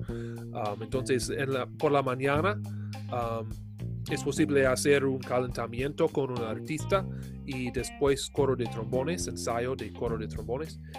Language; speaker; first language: Spanish; non-native, learner; English